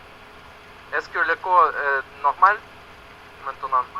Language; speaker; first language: French; non-native, learner; Russian